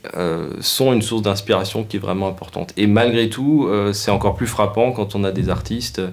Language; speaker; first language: French; native; French